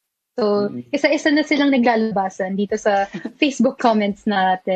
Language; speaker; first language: Filipino; native; Filipino